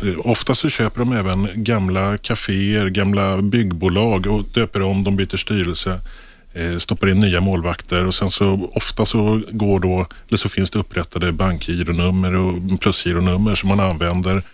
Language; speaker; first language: Swedish; native; Swedish